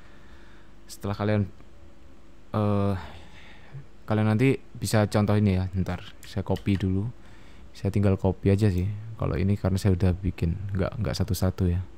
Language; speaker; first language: Indonesian; native; Indonesian